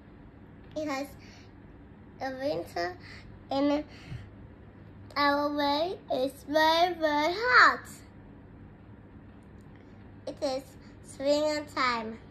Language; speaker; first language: English; non-native, learner; Vietnamese